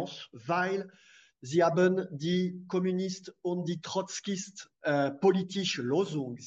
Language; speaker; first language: German; non-native, fluent; French